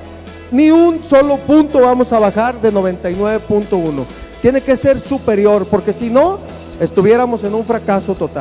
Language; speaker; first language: Spanish; native; Spanish